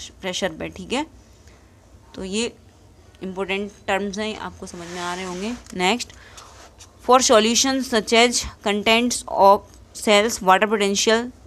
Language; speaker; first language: Hindi; native; Hindi